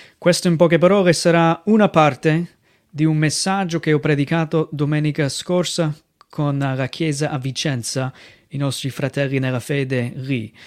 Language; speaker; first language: Italian; non-native, fluent; English